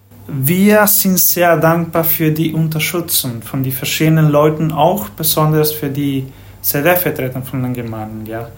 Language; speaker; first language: German; non-native, fluent; Spanish